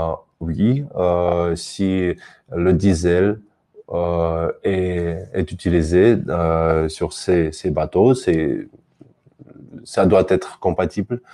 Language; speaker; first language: French; non-native, fluent; Russian